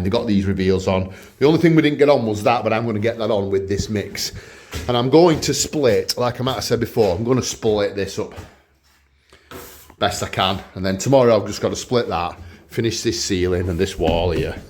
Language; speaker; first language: English; native; English